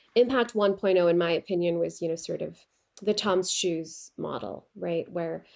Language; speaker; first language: English; non-native, local second language; Urdu